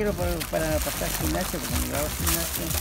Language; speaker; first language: Spanish; non-native, learner; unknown